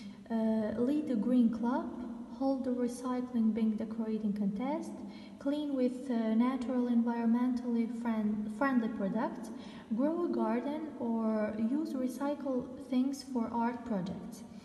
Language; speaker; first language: English; non-native, fluent; Albanian